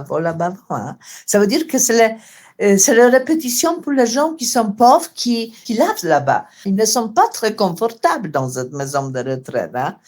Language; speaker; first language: French; non-native, fluent; Polish